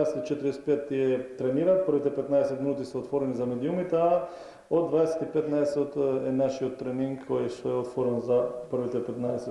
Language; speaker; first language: Macedonian; non-native, local second language; Albanian